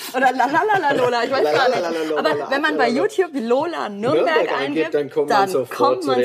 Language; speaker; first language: German; native; German